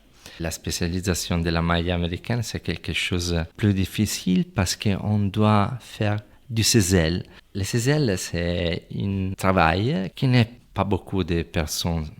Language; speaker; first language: French; non-native, fluent; Italian